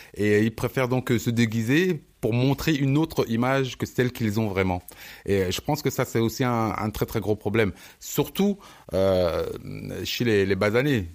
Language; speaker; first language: French; early bilingual, other home language; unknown